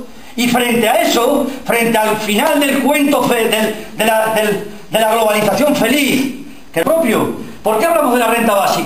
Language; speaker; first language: Spanish; native; Spanish